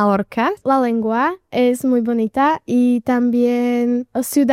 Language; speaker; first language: Spanish; non-native, learner; Slovak